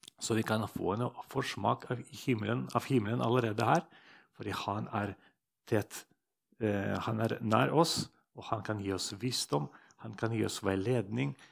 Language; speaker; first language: Norwegian; non-native, fluent; Russian